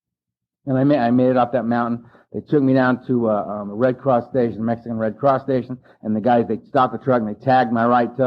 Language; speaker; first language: English; native; English